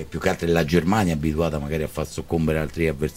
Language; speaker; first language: Italian; native; Italian